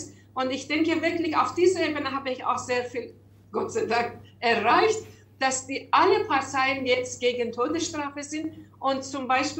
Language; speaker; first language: German; non-native, learner; Persian